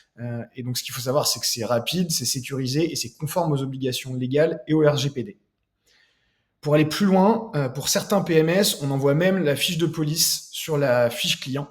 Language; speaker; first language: French; native; French